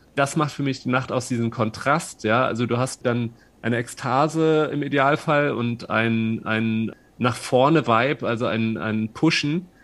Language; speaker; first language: German; native; German